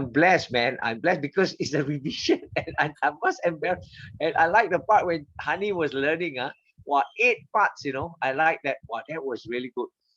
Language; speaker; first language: English; non-native, fluent; Indonesian